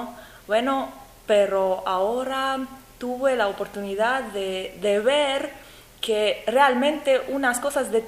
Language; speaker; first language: Spanish; non-native, fluent; English